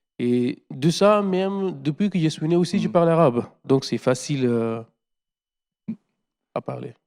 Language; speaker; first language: French; non-native, learner; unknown